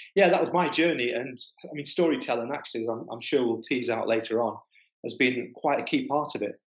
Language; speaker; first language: English; native; English